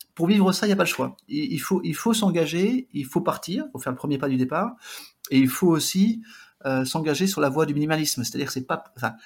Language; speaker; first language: French; native; French